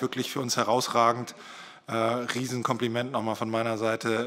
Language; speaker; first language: German; native; German